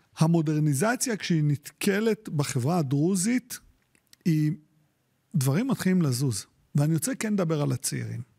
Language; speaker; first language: Hebrew; native; Hebrew